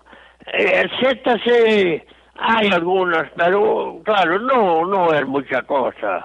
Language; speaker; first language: Spanish; non-native, local second language; Galician